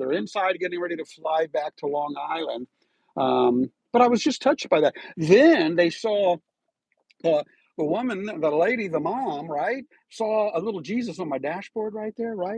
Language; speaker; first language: English; native; English